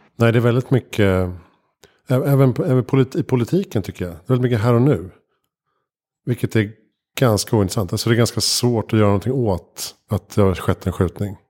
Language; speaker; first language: Swedish; native; Swedish